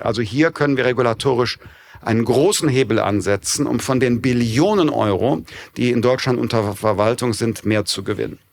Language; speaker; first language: German; native; German